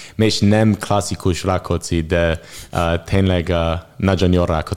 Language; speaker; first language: Hungarian; non-native, learner; English